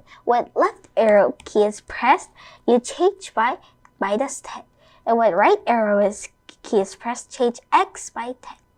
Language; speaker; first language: English; non-native, fluent; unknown